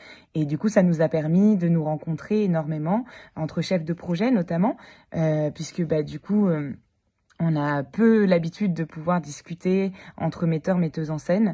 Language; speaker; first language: French; native; French